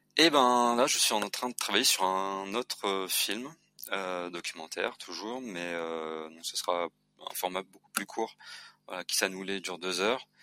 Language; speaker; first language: French; native; French